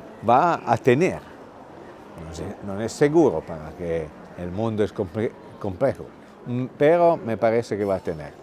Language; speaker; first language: Spanish; non-native, fluent; Italian